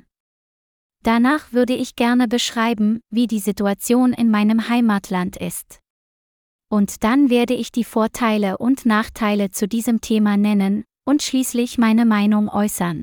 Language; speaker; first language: German; non-native, fluent; Vietnamese